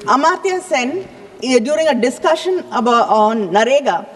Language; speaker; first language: English; non-native, local second language; Tamil